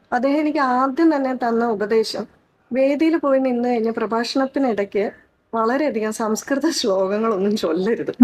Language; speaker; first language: Malayalam; non-native, local second language; Tamil